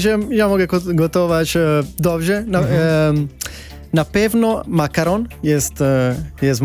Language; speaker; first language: Polish; non-native, learner; Italian